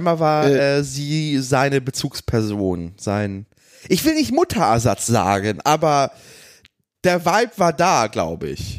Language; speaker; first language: German; native; German